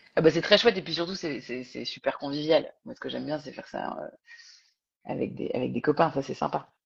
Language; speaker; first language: French; native; French